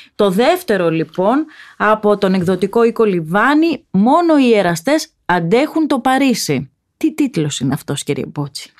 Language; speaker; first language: Greek; native; Greek